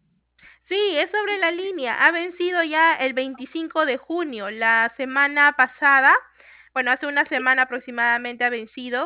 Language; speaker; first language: Spanish; native; Spanish